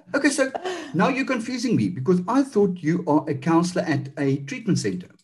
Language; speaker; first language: English; non-native, local second language; Afrikaans